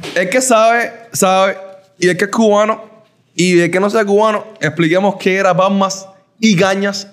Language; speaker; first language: Spanish; early bilingual, heritage; Spanish